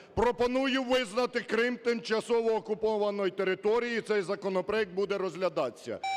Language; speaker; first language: Ukrainian; native; Ukrainian